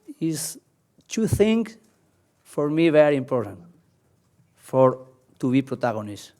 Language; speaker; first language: English; non-native, learner; Spanish